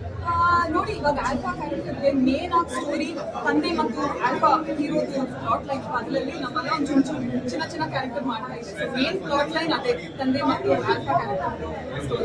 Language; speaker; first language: Kannada; non-native, local second language; Malayalam